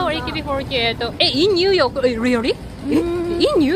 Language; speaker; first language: English; non-native, learner; Japanese